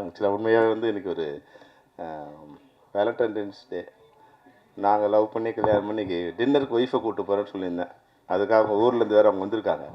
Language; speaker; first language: Tamil; native; Tamil